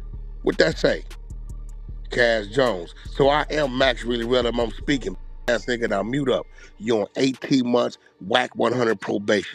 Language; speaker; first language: English; native; English